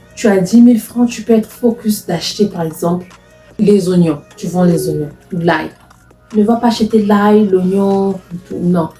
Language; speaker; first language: French; non-native, local second language; Lingala